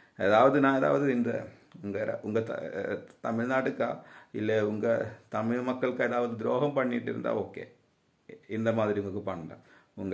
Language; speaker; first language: Tamil; non-native, learner; Malayalam